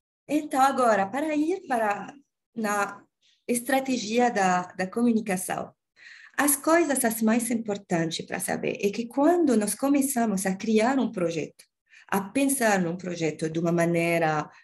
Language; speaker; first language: Portuguese; non-native, learner; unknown